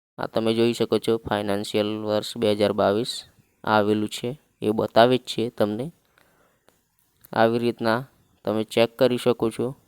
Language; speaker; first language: Gujarati; native; Gujarati